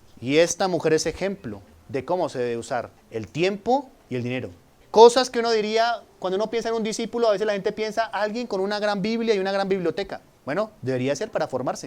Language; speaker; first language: Spanish; native; Spanish